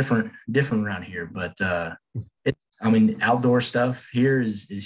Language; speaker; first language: English; native; English